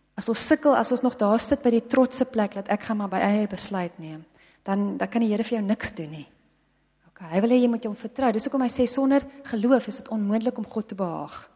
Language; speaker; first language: Afrikaans; non-native, local second language; English